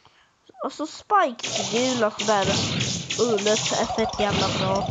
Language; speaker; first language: Swedish; early bilingual, other home language; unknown